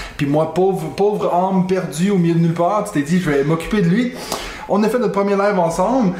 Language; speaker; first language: French; native; French